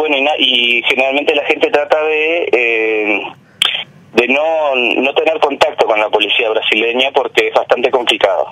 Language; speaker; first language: Spanish; native; Spanish